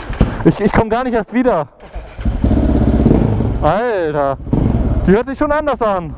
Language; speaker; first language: German; native; German